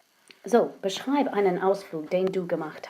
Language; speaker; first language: German; non-native, fluent; English